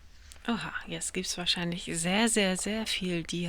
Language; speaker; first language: German; native; German